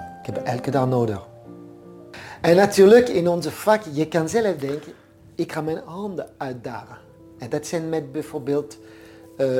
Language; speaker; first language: Dutch; non-native, fluent; French